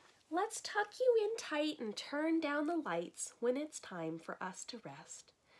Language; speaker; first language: English; native; English